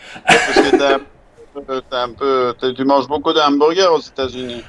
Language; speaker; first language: French; native; French